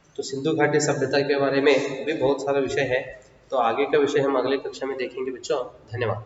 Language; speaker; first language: Hindi; non-native, local second language; Kannada